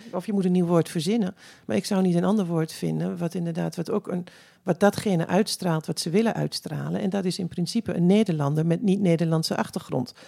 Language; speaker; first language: Dutch; native; Dutch